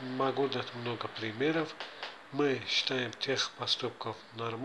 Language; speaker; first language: Russian; non-native, fluent; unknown